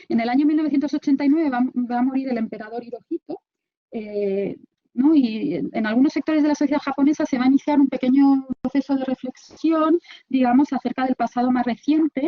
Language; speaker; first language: Spanish; native; Spanish